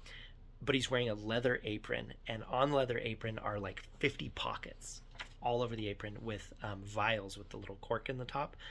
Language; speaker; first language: English; native; English